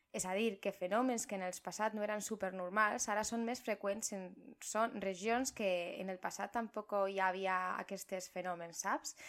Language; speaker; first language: Catalan; non-native, local second language; Spanish